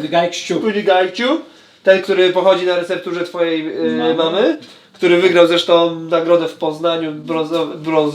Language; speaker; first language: Polish; native; Polish